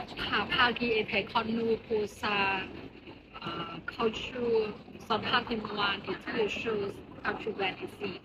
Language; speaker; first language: French; non-native, learner; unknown